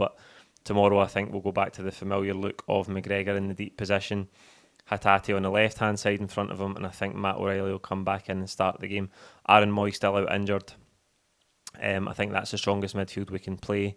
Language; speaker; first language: English; native; English